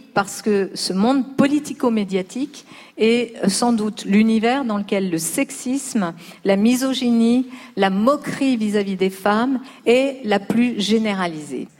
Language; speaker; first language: French; early bilingual, other home language; Spanish